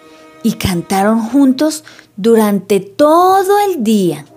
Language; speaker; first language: Spanish; native; Spanish